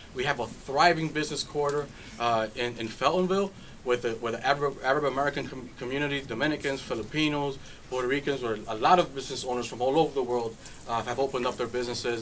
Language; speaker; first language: English; early bilingual, other home language; Spanish